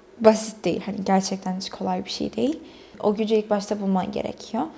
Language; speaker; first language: Turkish; early bilingual, other home language; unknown